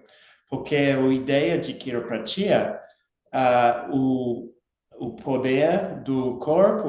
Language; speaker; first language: Portuguese; non-native, learner; English